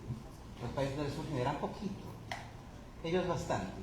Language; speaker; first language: Spanish; native; Spanish